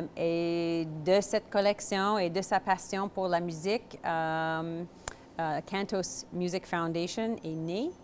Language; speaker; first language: French; non-native, local second language; English